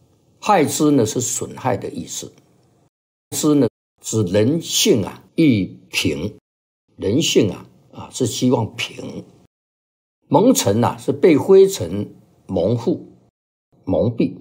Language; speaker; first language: Chinese; native; Chinese